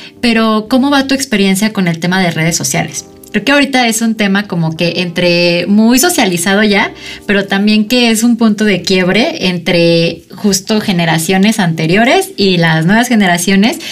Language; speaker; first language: Spanish; native; Spanish